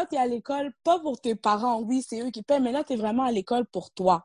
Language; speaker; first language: French; native; French